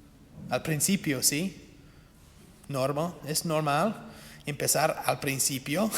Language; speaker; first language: Spanish; non-native, fluent; English